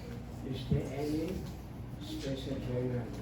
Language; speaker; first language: English; non-native, fluent; Indonesian